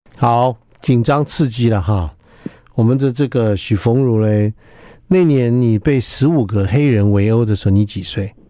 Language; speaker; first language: Chinese; native; Chinese